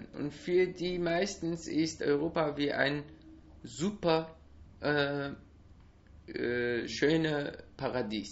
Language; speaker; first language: German; non-native, learner; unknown